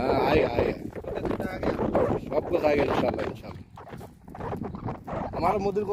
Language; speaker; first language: Hindi; non-native, learner; Bangla